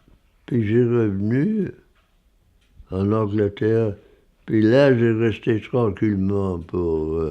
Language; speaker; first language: French; non-native, fluent; English